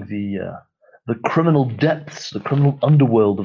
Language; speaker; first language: English; native; English